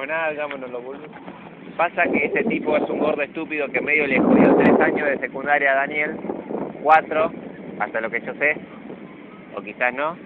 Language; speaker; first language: Spanish; native; Spanish